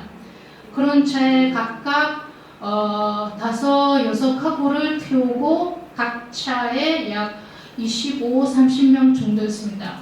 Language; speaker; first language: Korean; early bilingual, heritage; Russian